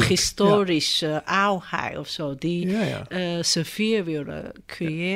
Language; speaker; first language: Dutch; non-native, learner; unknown